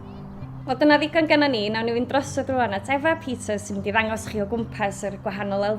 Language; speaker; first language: Welsh; native; Welsh